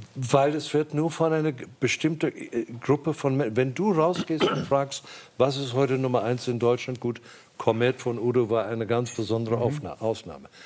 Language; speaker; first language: German; non-native, fluent; Afrikaans